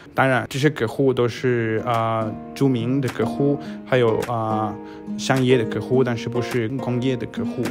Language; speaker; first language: Chinese; non-native, fluent; Spanish